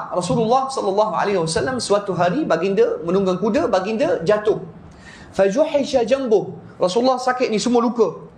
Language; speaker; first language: Malay; non-native, fluent; Arabic